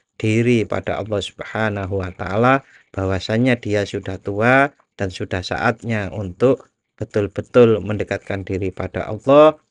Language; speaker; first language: Indonesian; non-native, local second language; Javanese